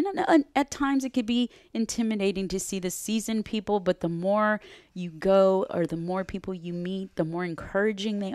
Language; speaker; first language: English; native; English